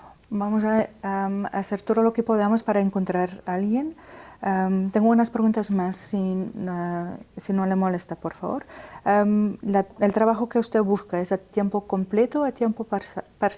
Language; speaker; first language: Spanish; non-native, fluent; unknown